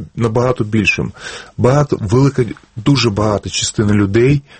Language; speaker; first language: Ukrainian; native; Ukrainian